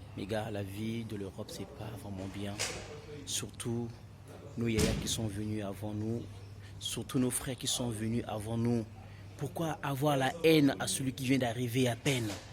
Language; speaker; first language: French; non-native, local second language; Lingala